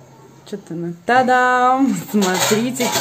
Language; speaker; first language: Russian; native; Russian